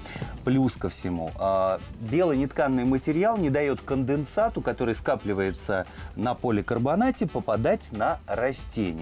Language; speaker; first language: Russian; native; Russian